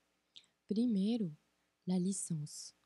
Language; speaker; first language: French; non-native, fluent; Portuguese